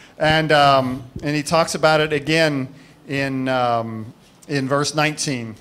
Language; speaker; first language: English; native; English